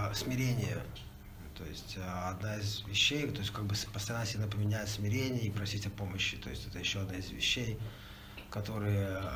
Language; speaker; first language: Russian; native; Russian